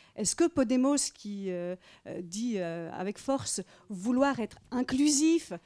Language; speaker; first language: French; native; French